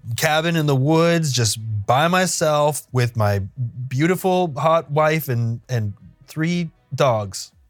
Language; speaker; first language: English; native; English